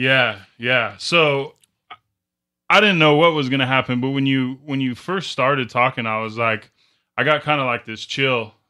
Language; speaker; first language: English; native; English